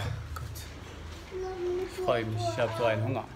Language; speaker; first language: German; early bilingual, other home language; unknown